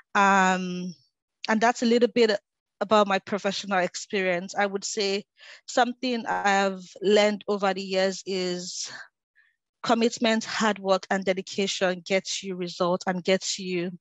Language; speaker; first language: English; non-native, local second language; Yoruba